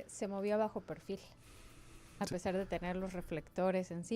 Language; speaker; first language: Spanish; native; Spanish